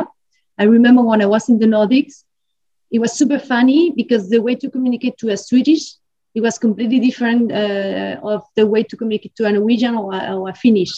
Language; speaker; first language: English; non-native, fluent; Spanish